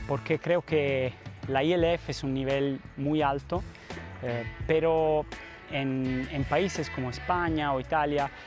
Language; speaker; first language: Spanish; non-native, fluent; Italian